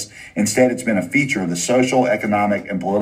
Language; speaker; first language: English; non-native, fluent; German